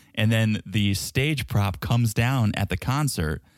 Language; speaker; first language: English; native; English